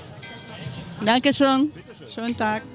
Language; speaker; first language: German; non-native, learner; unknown